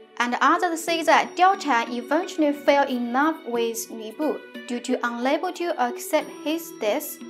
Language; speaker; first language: English; non-native, fluent; Chinese